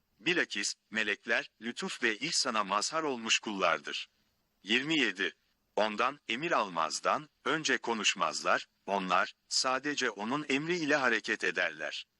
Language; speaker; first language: Turkish; native; Turkish